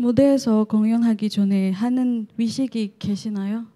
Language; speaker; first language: Korean; non-native, learner; Indonesian